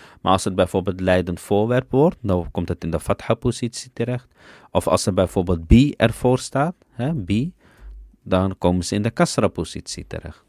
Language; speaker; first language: Dutch; early bilingual, other home language; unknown